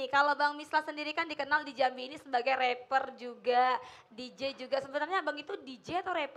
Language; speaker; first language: Indonesian; native; Indonesian